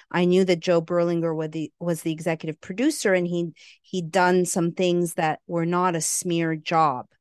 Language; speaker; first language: English; native; English